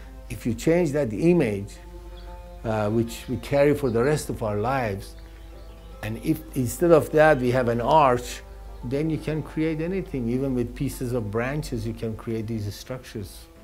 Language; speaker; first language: English; non-native, fluent; Persian